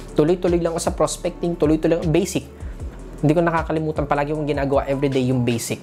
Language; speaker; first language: Filipino; native; Filipino